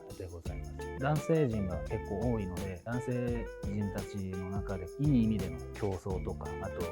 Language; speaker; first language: Japanese; non-native, fluent; Korean